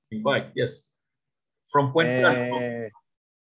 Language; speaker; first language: English; non-native, learner; Spanish